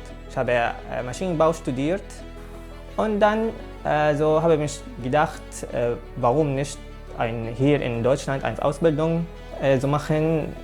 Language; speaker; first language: German; non-native, learner; Arabic